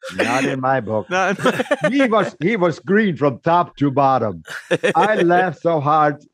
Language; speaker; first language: English; non-native, fluent; Dutch